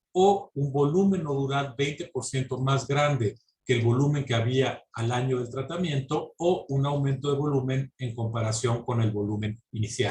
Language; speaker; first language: Spanish; native; Spanish